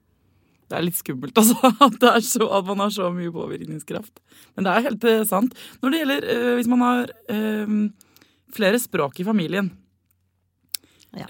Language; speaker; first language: Norwegian; native; Norwegian